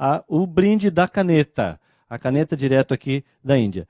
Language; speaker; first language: Portuguese; native; Portuguese